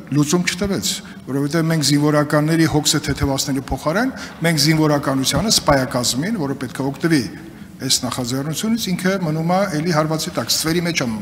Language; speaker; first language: Armenian; native; Armenian